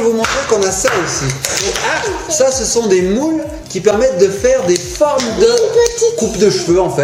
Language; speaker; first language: French; native; French